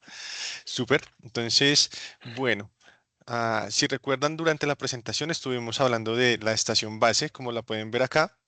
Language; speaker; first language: Spanish; native; Spanish